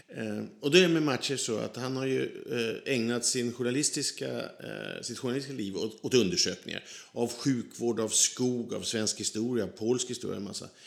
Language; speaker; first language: Swedish; native; Swedish